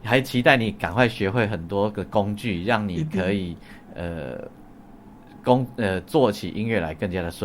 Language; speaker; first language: Chinese; native; Chinese